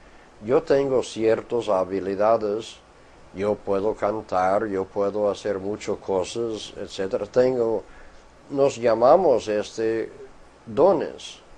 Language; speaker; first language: Spanish; non-native, fluent; English